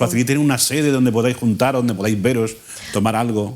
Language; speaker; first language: Spanish; native; Spanish